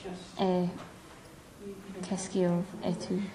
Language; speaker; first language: French; non-native, learner; English